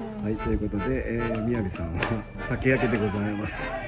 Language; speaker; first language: Japanese; native; Japanese